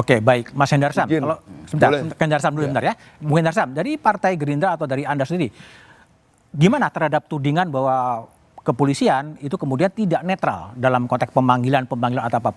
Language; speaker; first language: Indonesian; native; Indonesian